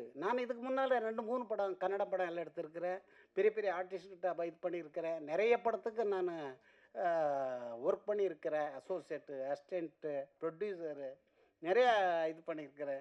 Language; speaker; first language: Tamil; non-native, learner; Malayalam